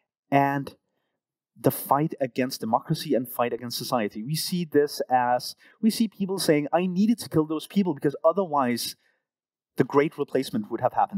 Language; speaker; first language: English; non-native, fluent; Danish